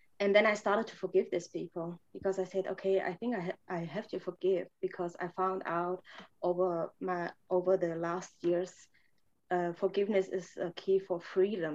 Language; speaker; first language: English; non-native, fluent; German